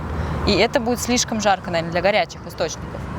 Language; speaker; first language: Russian; native; Russian